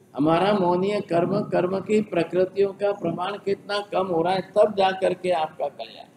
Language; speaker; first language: Hindi; non-native, local second language; Gujarati